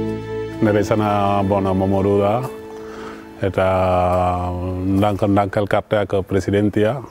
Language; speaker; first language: Basque; non-native, learner; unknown